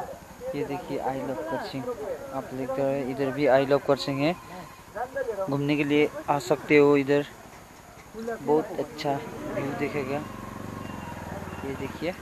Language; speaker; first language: Hindi; non-native, local second language; Nepali